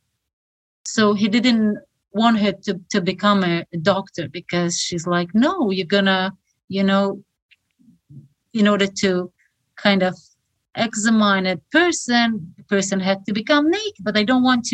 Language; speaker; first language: English; non-native, fluent; Shughni